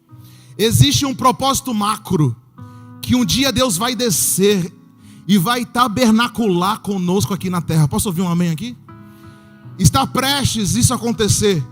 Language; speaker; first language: Portuguese; native; Portuguese